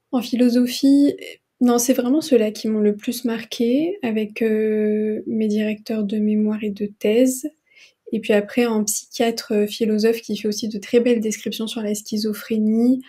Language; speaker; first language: French; non-native, local second language; Arabic